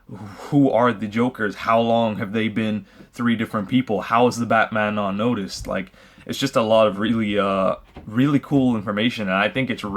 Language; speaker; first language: English; native; English